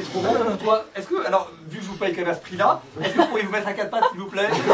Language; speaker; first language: French; native; French